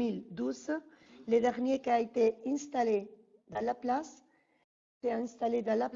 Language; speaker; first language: French; non-native, fluent; Spanish